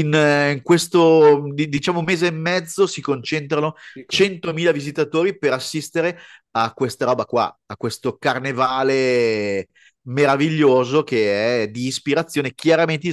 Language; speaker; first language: Italian; native; Italian